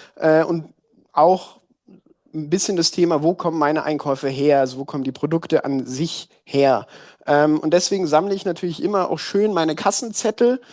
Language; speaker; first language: German; native; German